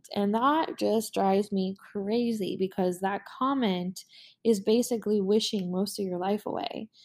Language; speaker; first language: English; native; English